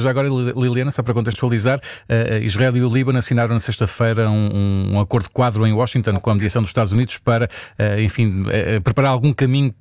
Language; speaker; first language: Portuguese; native; Portuguese